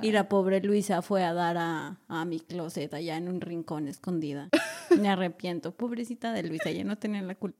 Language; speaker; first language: Spanish; native; Spanish